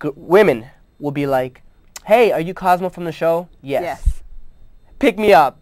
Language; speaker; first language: English; native; English